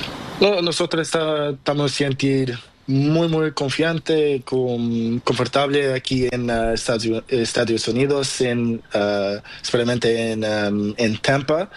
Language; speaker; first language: Spanish; non-native, learner; Portuguese